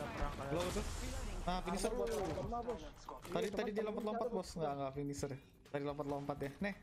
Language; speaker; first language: Indonesian; native; Indonesian